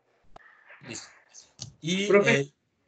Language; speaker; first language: Spanish; native; Spanish